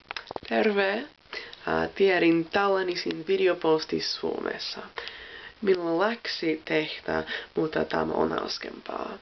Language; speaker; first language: Finnish; non-native, learner; English